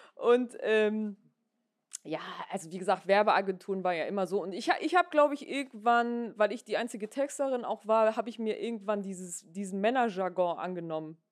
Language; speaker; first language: German; native; German